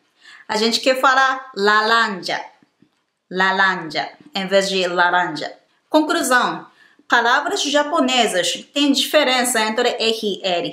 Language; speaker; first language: Portuguese; non-native, fluent; Japanese